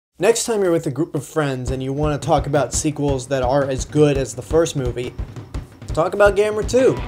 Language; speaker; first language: English; native; English